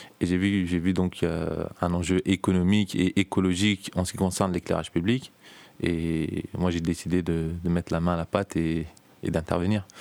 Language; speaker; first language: French; early bilingual, other home language; Turkish